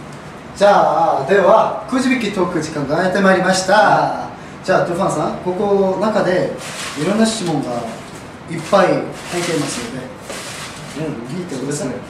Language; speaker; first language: Japanese; non-native, learner; Korean